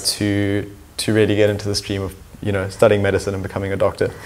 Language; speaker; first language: English; native; English